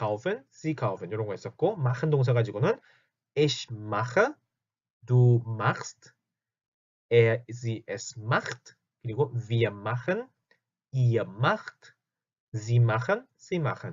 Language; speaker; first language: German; non-native, fluent; Korean